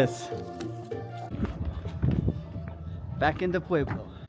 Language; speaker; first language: Spanish; non-native, learner; English